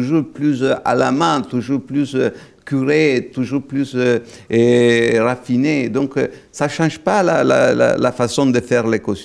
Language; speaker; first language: French; non-native, fluent; Italian